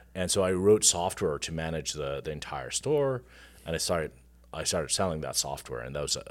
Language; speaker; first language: English; non-native, fluent; Arabic